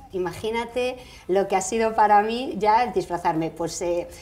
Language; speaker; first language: Spanish; native; Spanish